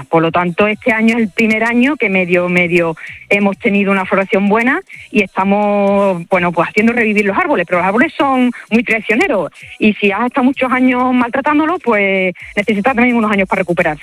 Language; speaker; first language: Spanish; native; Spanish